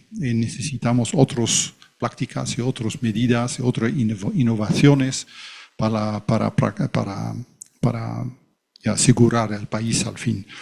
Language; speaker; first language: Spanish; non-native, fluent; Dutch